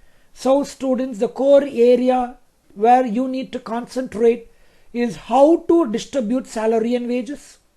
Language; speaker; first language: English; non-native, local second language; Kannada